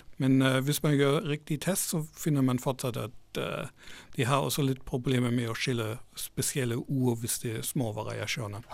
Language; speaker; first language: Norwegian; non-native, fluent; German